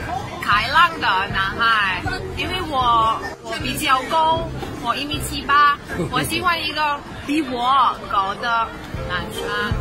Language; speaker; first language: Chinese; non-native, fluent; Hungarian